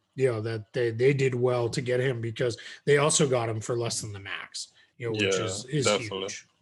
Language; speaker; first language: English; native; English